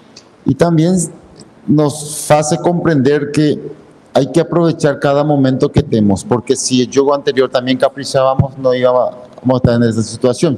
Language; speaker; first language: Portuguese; non-native, fluent; Spanish